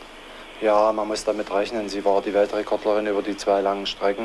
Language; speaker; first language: German; native; German